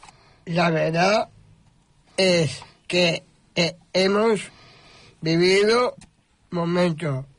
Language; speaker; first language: Spanish; non-native, learner; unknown